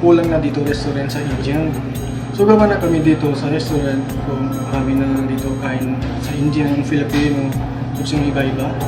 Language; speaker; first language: Filipino; non-native, learner; Punjabi